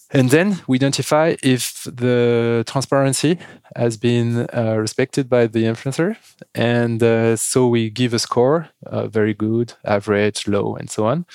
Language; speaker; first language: English; non-native, fluent; French